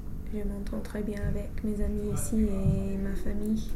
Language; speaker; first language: French; non-native, learner; English